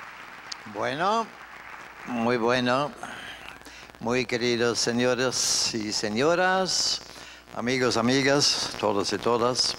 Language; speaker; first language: Spanish; non-native, fluent; Norwegian